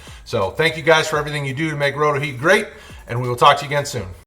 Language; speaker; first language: English; native; English